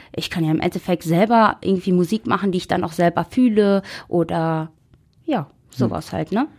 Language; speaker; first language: German; native; German